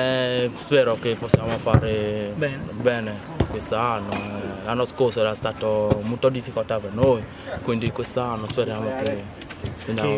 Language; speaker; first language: Italian; non-native, learner; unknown